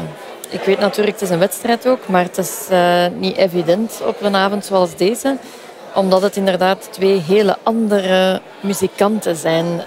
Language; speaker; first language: Dutch; native; Dutch